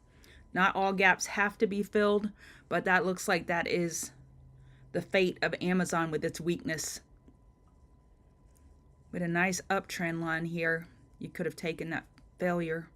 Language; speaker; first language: English; native; English